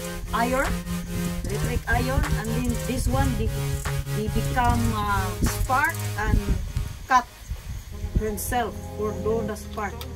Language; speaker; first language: English; non-native, learner; Filipino